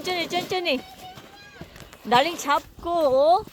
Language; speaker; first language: Korean; non-native, learner; Filipino